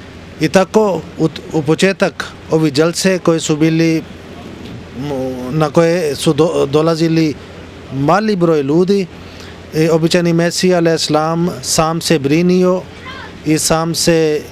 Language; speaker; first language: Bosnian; non-native, learner; Urdu